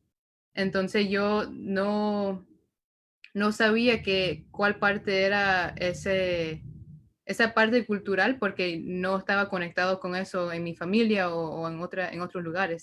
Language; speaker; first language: Spanish; early bilingual, heritage; Spanish